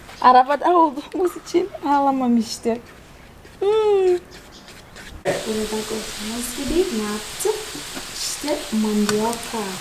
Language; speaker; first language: Turkish; non-native, fluent; Portuguese